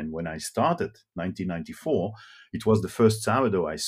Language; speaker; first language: English; non-native, fluent; Dutch